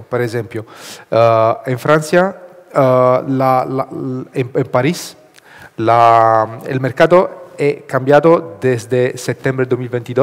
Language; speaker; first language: Spanish; non-native, learner; Italian